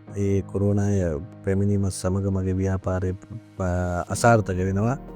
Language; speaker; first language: Sinhala; native; Sinhala